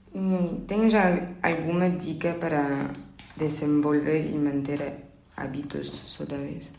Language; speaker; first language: Portuguese; non-native, learner; Spanish